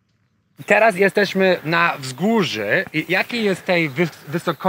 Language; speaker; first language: Polish; non-native, learner; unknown